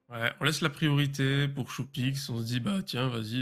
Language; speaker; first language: French; native; French